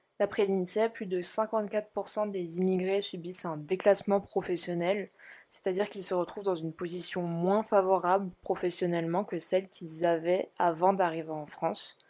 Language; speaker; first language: French; native; French